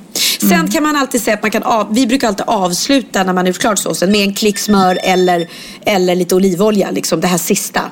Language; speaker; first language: Swedish; native; Swedish